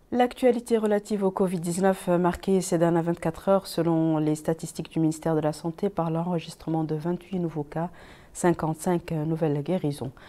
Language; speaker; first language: French; non-native, local second language; Arabic